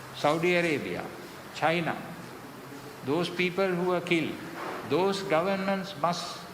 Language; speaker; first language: English; non-native, local second language; Sinhala